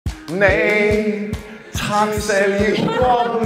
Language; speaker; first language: Chinese; non-native, fluent; English